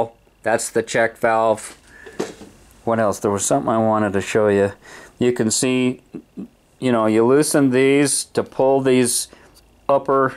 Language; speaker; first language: English; native; English